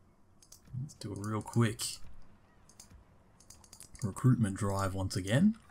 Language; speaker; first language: English; native; English